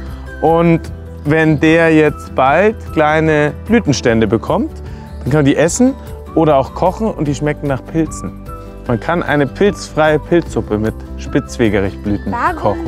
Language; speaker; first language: German; native; German